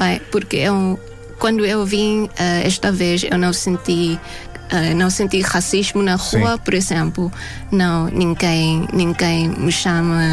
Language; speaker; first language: Portuguese; non-native, fluent; Thai